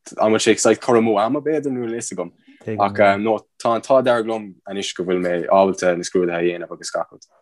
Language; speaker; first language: Irish; native; Irish